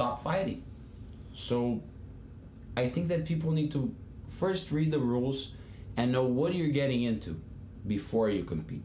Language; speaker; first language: English; non-native, fluent; Portuguese